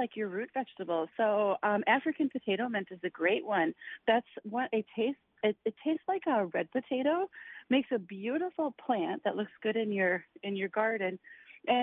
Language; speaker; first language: English; native; English